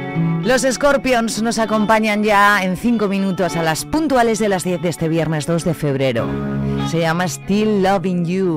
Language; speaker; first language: Spanish; native; Spanish